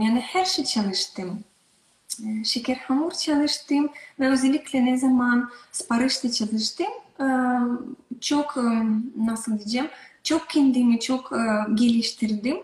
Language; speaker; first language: Turkish; non-native, learner; Russian